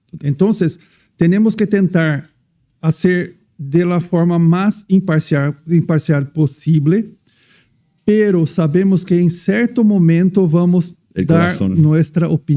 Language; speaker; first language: Spanish; non-native, fluent; Portuguese